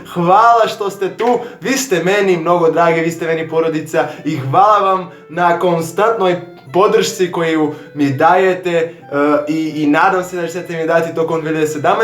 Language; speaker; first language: Bosnian; non-native, fluent; Portuguese